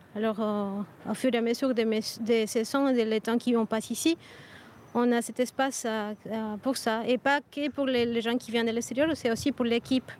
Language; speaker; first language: French; non-native, fluent; Spanish